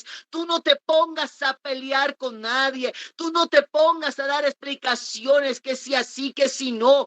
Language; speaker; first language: Spanish; native; Spanish